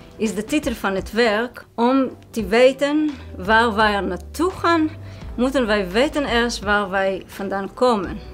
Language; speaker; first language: Dutch; non-native, fluent; Hebrew